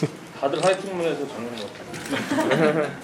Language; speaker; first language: Korean; native; Korean